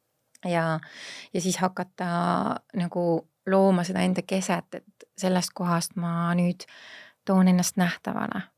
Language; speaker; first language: Estonian; native; Estonian